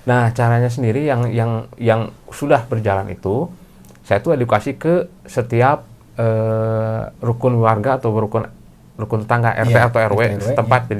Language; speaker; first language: Indonesian; non-native, local second language; Sundanese